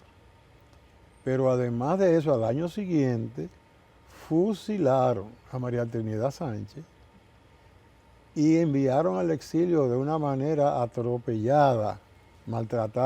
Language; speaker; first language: Spanish; native; Spanish